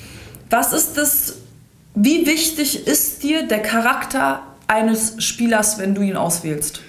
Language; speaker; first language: German; early bilingual, other home language; Serbian